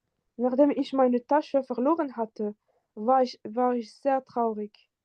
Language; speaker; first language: German; non-native, fluent; French